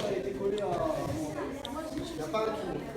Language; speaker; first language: French; native; French